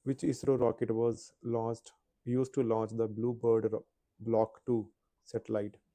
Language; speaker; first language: English; non-native, local second language; Punjabi